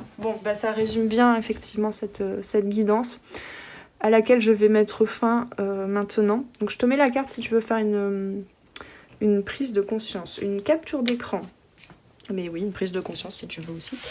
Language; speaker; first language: French; native; French